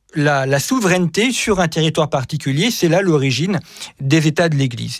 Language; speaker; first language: French; native; French